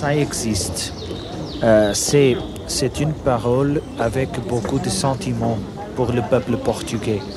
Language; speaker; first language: French; non-native, fluent; Portuguese